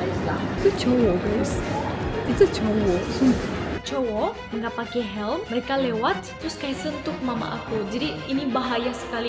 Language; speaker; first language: Indonesian; non-native, fluent; German